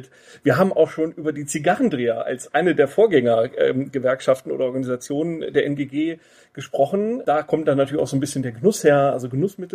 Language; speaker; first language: German; native; German